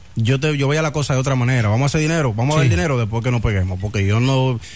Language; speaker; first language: Spanish; native; Spanish